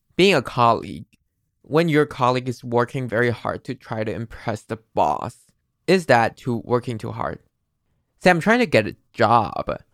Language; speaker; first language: English; non-native, fluent; Chinese